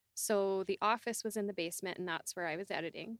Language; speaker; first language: English; native; English